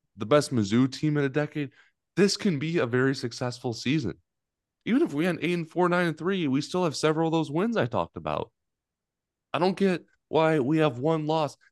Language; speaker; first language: English; native; English